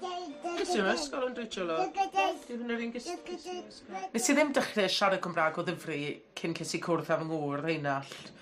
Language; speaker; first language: Welsh; non-native, fluent; English